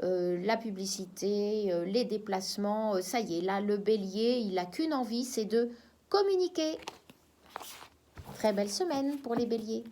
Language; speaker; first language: French; native; French